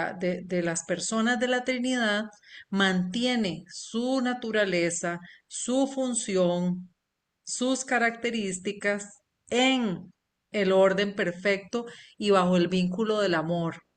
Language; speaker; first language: Spanish; native; Spanish